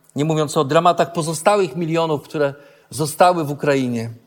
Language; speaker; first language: Polish; native; Polish